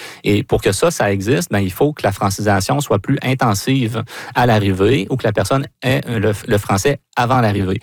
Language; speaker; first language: French; native; French